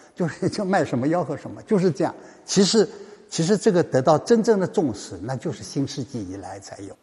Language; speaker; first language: Chinese; native; Chinese